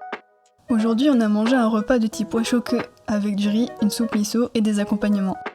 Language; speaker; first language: French; native; French